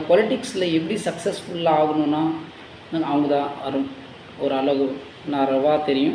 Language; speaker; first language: Tamil; non-native, learner; Hindi